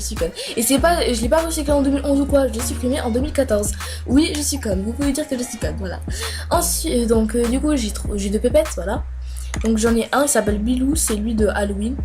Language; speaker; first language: French; native; French